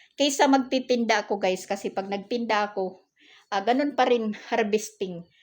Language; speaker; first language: Filipino; native; Filipino